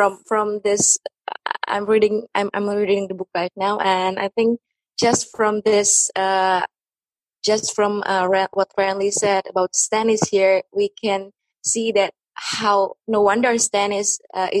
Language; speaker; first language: English; non-native, fluent; Indonesian